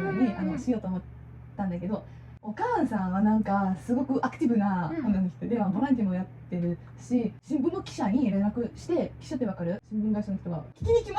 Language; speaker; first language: Japanese; non-native, fluent; Russian